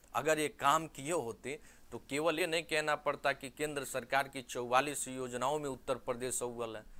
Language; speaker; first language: Hindi; native; Hindi